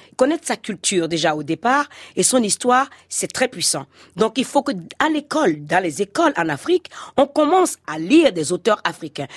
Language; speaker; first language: French; non-native, local second language; Fon